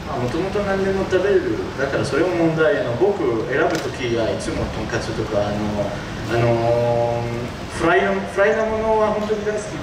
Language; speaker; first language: Japanese; early bilingual, heritage; Japanese